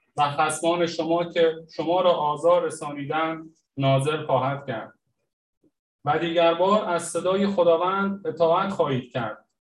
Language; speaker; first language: Persian; native; Persian